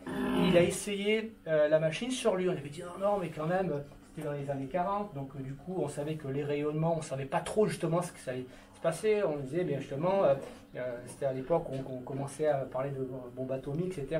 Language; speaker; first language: French; native; French